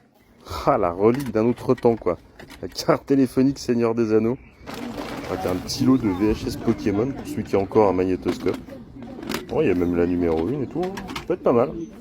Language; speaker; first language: French; native; French